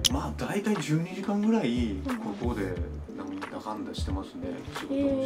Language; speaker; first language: Japanese; native; Japanese